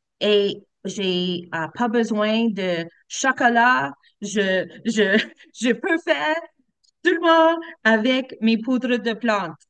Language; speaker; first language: French; non-native, learner; English